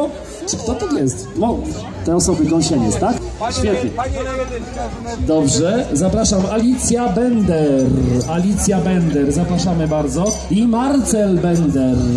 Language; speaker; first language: Polish; native; Polish